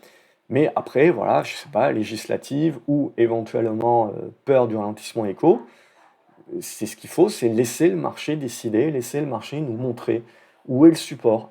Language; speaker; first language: French; native; French